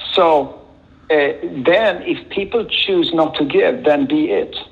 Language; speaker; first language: English; non-native, fluent; Swedish